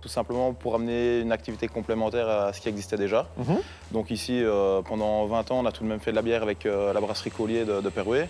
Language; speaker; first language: French; native; French